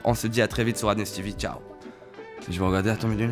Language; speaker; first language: French; native; French